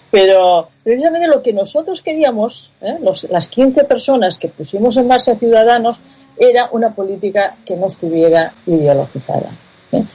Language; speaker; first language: Spanish; non-native, local second language; Catalan